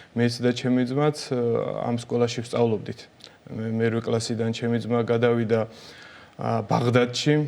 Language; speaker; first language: Georgian; native; Georgian